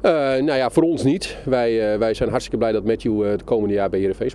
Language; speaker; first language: Dutch; native; Dutch